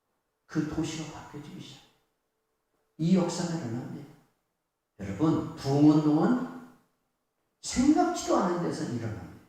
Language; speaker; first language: Korean; native; Korean